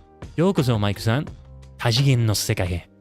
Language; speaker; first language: Japanese; non-native, learner; English